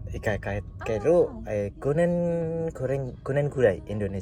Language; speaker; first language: Japanese; non-native, learner; Indonesian